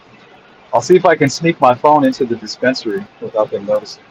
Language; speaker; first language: English; native; English